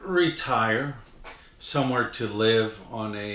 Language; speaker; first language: English; native; English